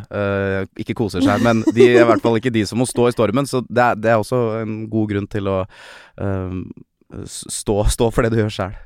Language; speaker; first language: Norwegian; native; Norwegian